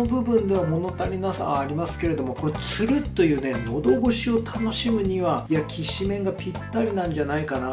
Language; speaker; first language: Japanese; native; Japanese